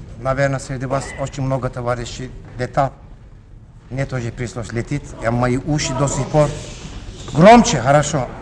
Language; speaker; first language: Russian; non-native, learner; Turkish